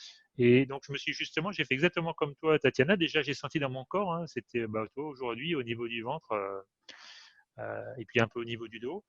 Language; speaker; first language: French; native; French